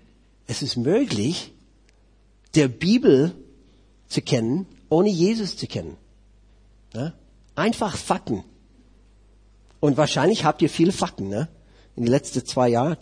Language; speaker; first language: German; non-native, fluent; English